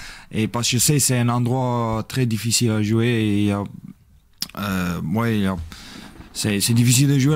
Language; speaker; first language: French; non-native, learner; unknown